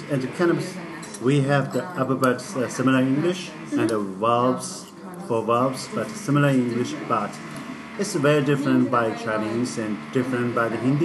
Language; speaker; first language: English; non-native, learner; Chinese